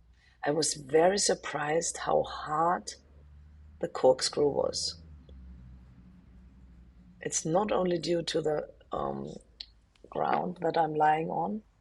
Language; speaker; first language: English; non-native, fluent; German